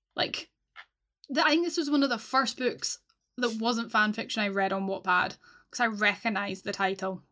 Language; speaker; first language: English; native; English